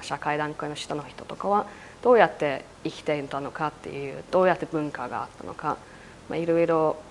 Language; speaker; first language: Japanese; non-native, fluent; English